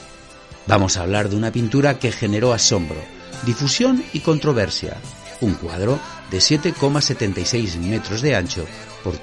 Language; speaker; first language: Spanish; native; Spanish